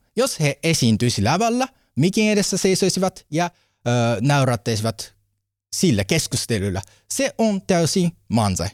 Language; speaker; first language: Finnish; non-native, learner; Japanese